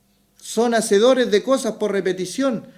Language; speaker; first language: Spanish; native; Spanish